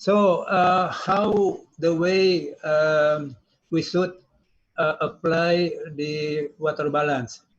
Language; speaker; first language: English; non-native, learner; Indonesian